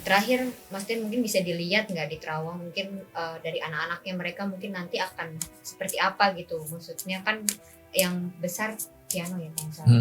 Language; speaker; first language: Indonesian; native; Indonesian